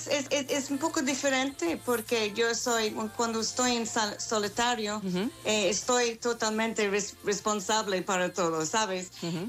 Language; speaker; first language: Spanish; non-native, fluent; English